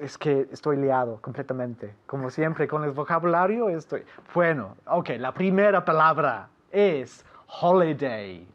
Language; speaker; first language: Spanish; non-native, fluent; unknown